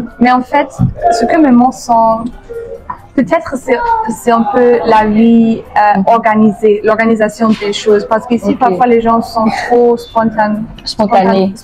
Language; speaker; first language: French; non-native, fluent; German